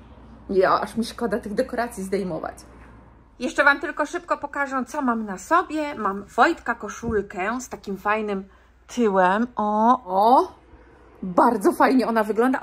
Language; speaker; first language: Polish; native; Polish